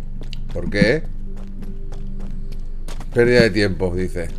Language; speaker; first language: Spanish; native; Spanish